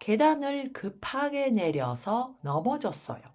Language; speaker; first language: Korean; early bilingual, heritage; Japanese